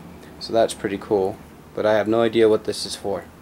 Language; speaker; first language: English; native; English